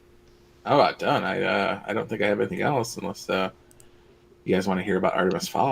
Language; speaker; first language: English; native; English